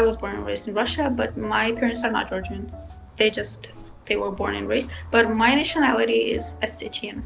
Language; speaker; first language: English; non-native, fluent; Russian